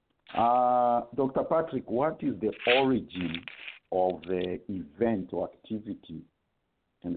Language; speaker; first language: English; non-native, local second language; Bemba